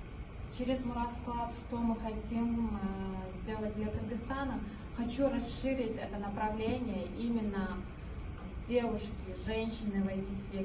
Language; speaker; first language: Russian; non-native, local second language; Kyrgyz